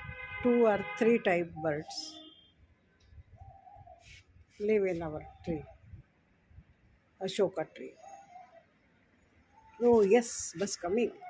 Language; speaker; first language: English; non-native, learner; Hindi